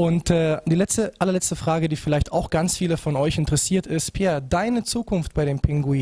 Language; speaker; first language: German; native; German